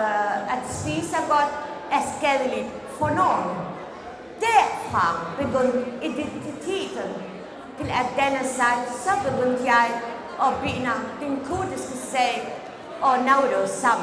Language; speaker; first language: Danish; non-native, fluent; Central Kurdish